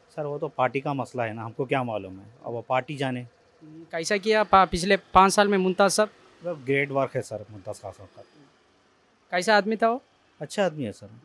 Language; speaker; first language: Hindi; non-native, local second language; Urdu